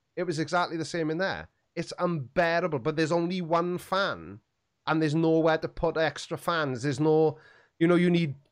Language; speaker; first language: English; native; English